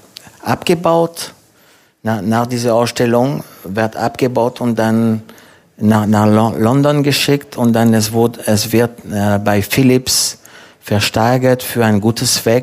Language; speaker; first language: German; non-native, fluent; French